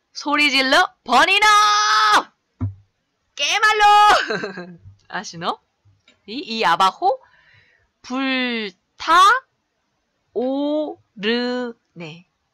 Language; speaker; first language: Korean; native; Korean